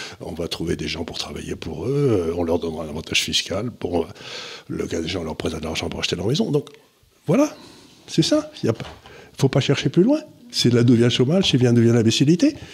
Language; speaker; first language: French; native; French